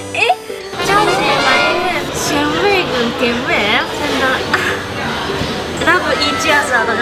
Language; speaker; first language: Chinese; non-native, fluent; Japanese